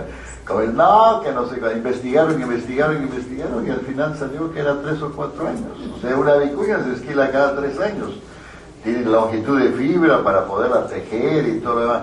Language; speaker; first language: Spanish; native; Spanish